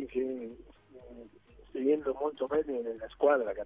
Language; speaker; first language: Italian; non-native, fluent; Spanish